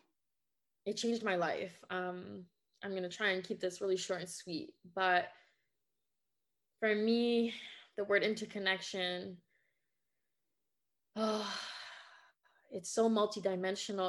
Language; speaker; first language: English; non-native, fluent; French